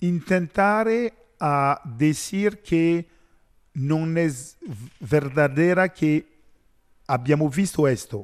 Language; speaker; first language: Spanish; non-native, learner; French